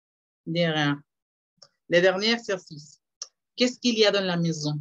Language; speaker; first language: French; non-native, fluent; Spanish